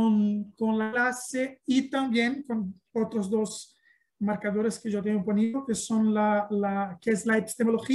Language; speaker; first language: Spanish; non-native, learner; Portuguese